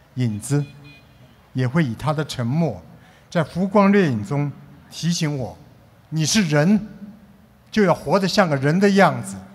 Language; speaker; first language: Chinese; native; Chinese